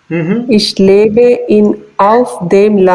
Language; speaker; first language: German; non-native, learner; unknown